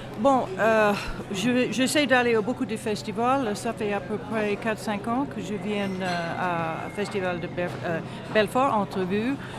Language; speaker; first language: French; non-native, fluent; English